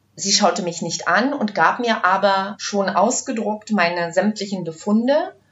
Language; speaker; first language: German; native; German